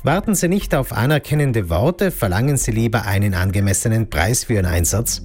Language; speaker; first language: German; native; German